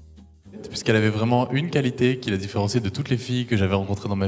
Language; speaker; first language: French; native; French